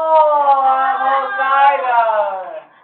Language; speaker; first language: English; non-native, learner; Chinese